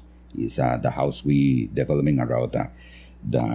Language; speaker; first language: English; non-native, learner; Spanish